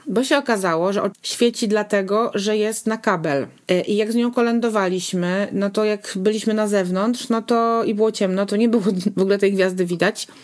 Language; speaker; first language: Polish; native; Polish